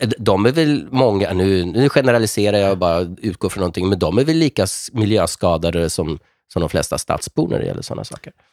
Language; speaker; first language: Swedish; native; Swedish